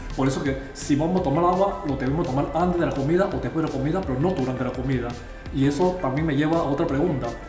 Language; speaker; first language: Spanish; non-native, fluent; Chinese